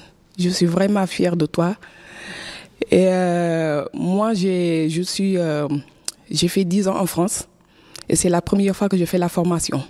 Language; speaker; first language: French; non-native, fluent; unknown